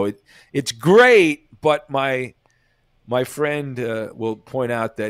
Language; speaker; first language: English; native; English